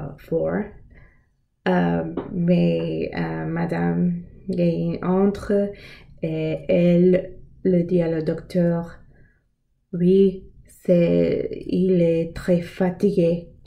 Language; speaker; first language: French; non-native, learner; English